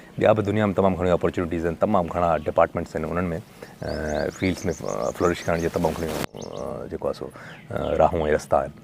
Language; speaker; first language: Sindhi; native; Sindhi